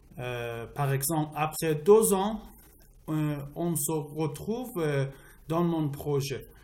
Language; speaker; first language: French; non-native, learner; Persian